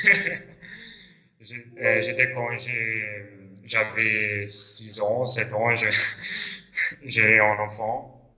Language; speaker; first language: French; non-native, learner; Italian